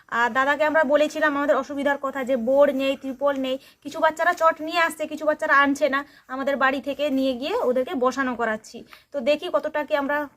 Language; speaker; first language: Bangla; non-native, local second language; Santali